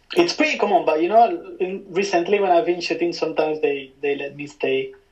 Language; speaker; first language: English; non-native, fluent; Spanish